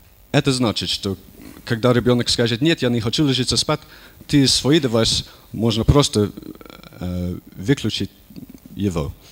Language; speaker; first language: Russian; non-native, learner; English